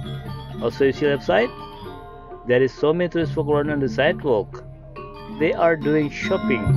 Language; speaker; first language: English; non-native, learner; Indonesian